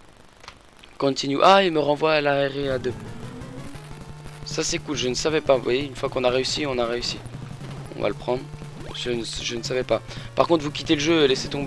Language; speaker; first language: French; native; French